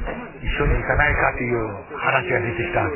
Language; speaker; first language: Japanese; native; Japanese